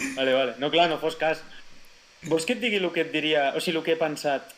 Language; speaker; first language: Spanish; non-native, local second language; Catalan